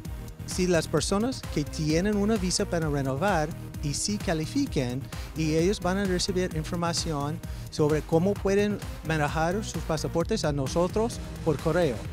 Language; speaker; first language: Spanish; non-native, fluent; English